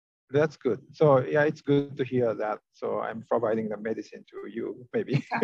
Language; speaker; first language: English; non-native, fluent; Japanese